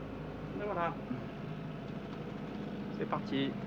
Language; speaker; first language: French; native; French